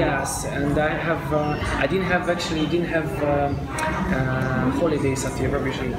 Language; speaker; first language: English; non-native, fluent; Russian